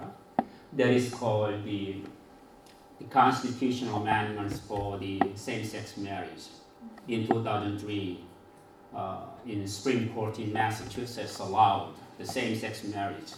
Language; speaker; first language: English; non-native, fluent; Korean